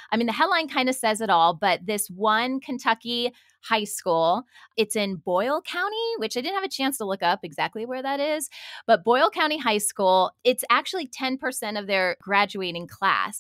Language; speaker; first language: English; native; English